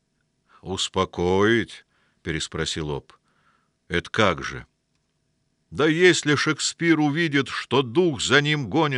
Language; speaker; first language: Russian; native; Russian